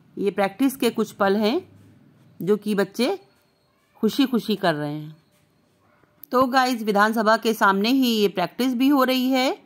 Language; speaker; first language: Hindi; native; Hindi